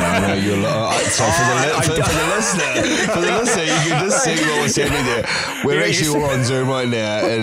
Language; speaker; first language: English; native; English